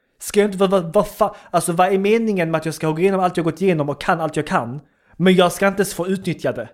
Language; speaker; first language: Swedish; early bilingual, other home language; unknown